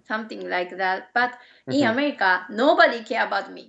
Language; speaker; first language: English; non-native, learner; Japanese